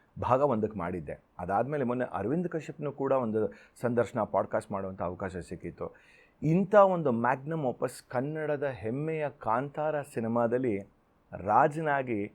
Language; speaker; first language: Kannada; native; Kannada